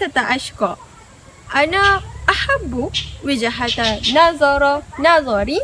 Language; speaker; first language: Arabic; non-native, learner; Malay